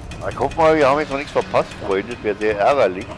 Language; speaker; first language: German; native; German